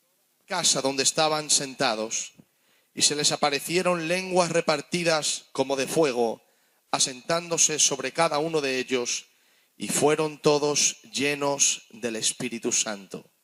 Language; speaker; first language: Spanish; native; Spanish